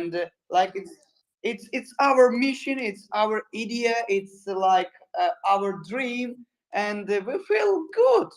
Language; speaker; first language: English; non-native, learner; Ukrainian